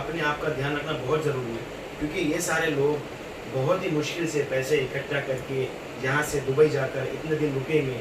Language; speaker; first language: Hindi; native; Hindi